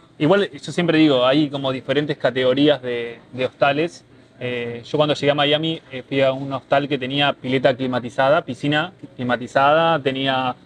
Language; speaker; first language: Spanish; native; Spanish